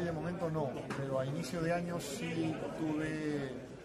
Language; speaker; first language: Spanish; native; Spanish